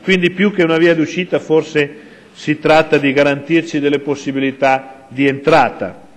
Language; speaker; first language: Italian; native; Italian